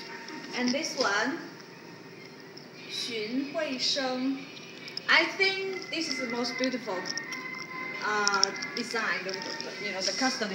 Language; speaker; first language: English; non-native, fluent; Chinese